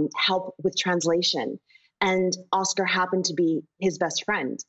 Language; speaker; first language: English; native; English